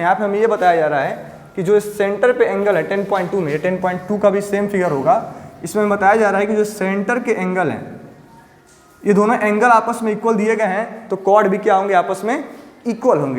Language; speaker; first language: Hindi; native; Hindi